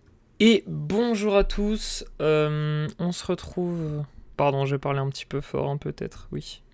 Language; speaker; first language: French; native; French